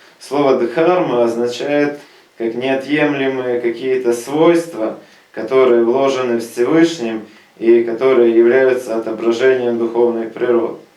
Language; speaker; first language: Russian; native; Russian